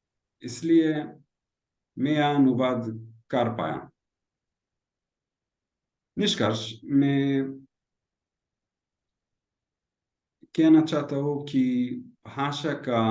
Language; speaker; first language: Hindi; non-native, learner; Hebrew